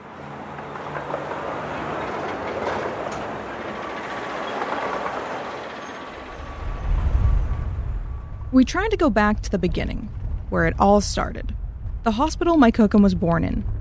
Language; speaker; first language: English; native; English